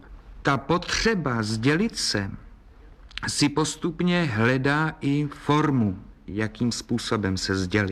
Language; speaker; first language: Czech; native; Czech